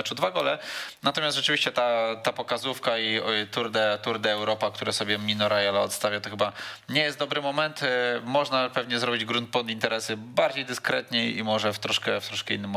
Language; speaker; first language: Polish; native; Polish